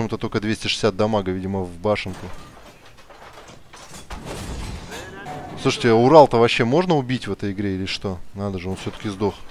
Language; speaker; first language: Russian; native; Russian